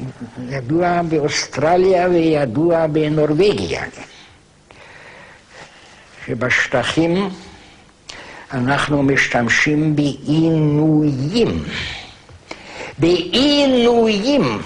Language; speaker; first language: Hebrew; non-native, fluent; German